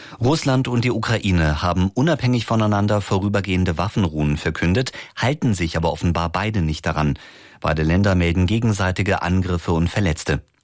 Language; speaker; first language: German; native; German